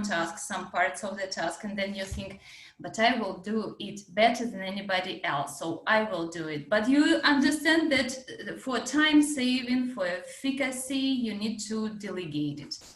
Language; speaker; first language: English; non-native, fluent; Russian